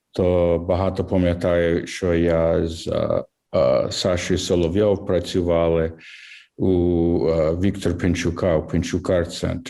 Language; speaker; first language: Ukrainian; early bilingual, heritage; English